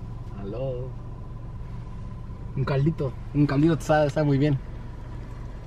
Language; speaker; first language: Spanish; early bilingual, heritage; Spanish